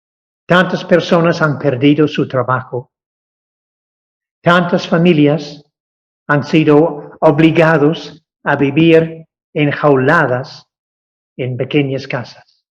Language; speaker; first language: Spanish; non-native, fluent; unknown